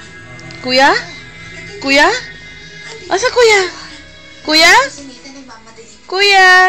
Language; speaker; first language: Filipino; non-native, local second language; Cebuano